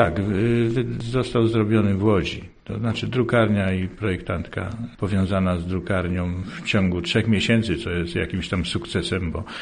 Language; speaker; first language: Polish; native; Polish